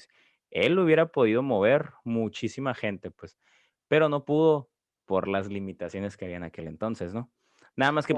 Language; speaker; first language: Spanish; native; Spanish